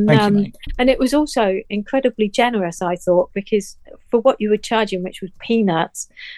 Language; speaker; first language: English; native; English